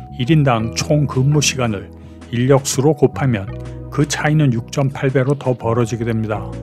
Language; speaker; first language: Korean; native; Korean